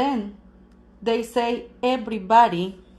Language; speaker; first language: English; non-native, learner; Spanish